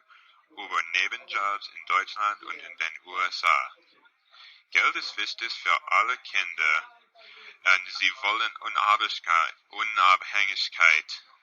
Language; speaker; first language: German; non-native, learner; English